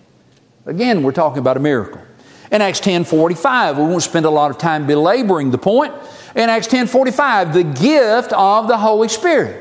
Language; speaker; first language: English; native; English